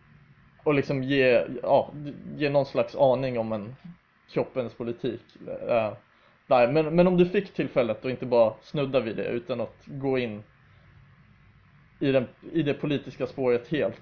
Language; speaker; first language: Swedish; native; Swedish